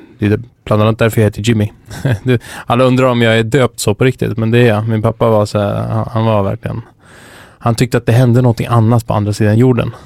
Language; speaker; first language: Swedish; early bilingual, other home language; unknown